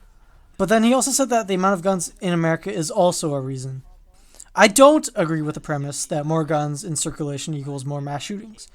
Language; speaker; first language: English; native; English